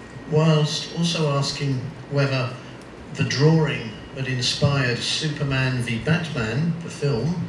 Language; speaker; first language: English; native; English